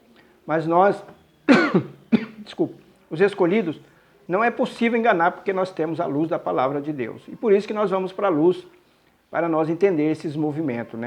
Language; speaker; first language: Portuguese; native; Portuguese